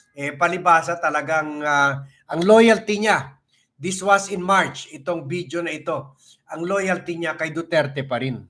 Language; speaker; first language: Filipino; native; Filipino